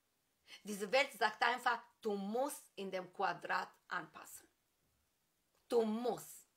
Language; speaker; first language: German; non-native, fluent; Albanian